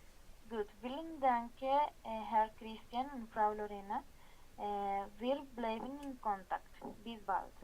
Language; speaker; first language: German; non-native, learner; Spanish